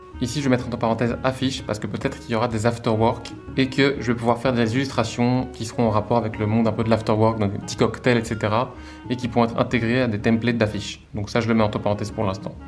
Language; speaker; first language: French; native; French